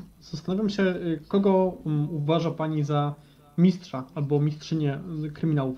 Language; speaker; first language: Polish; native; Polish